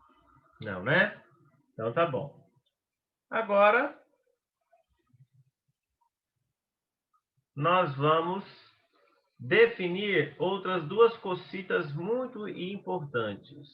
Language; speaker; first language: Portuguese; native; Portuguese